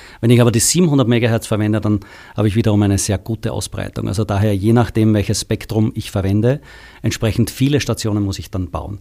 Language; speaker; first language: German; native; German